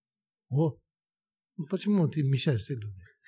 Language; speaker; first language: Russian; non-native, learner; Tibetan